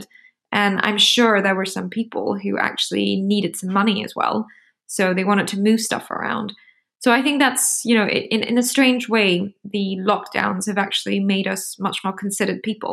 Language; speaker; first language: English; native; English